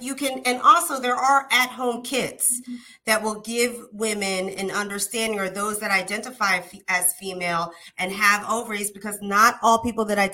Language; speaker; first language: English; native; English